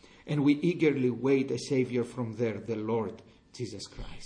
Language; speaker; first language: English; non-native, fluent; Greek